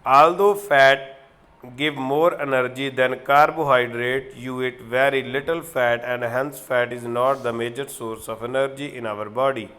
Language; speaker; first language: English; non-native, local second language; Punjabi